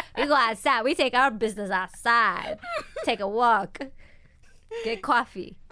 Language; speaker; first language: English; non-native, fluent; Amharic